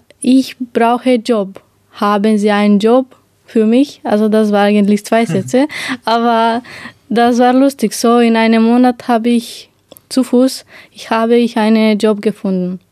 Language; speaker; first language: German; non-native, learner; Romanian